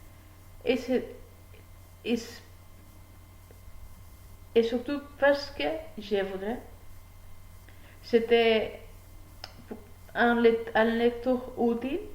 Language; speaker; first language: French; non-native, learner; Spanish